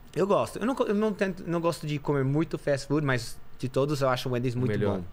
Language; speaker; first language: Portuguese; non-native, fluent; English